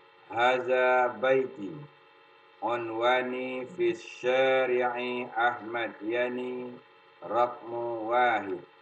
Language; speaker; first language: Arabic; non-native, fluent; Indonesian